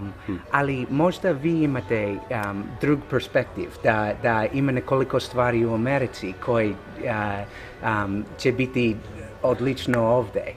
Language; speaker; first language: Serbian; non-native, learner; English